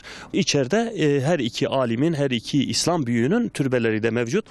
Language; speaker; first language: Turkish; native; Turkish